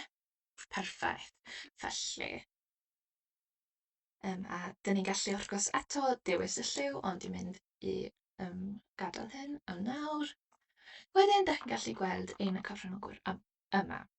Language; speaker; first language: Welsh; non-native, local second language; English